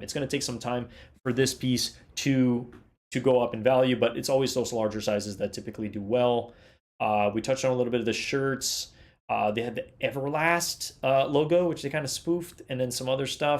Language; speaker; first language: English; native; English